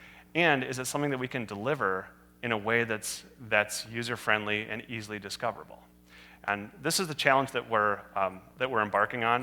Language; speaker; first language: English; native; English